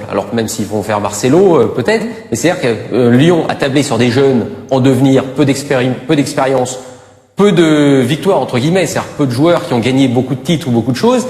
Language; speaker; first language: French; native; French